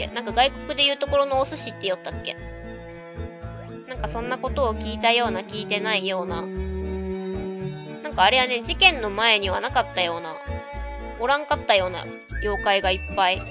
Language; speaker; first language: Japanese; native; Japanese